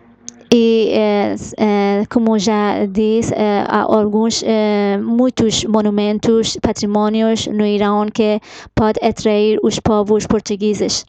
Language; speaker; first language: Portuguese; non-native, fluent; Persian